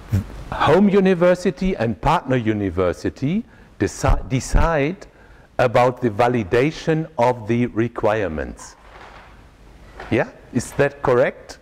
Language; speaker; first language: English; non-native, fluent; German